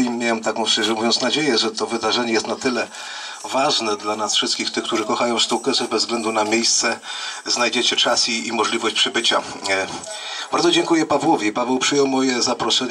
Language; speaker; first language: Polish; native; Polish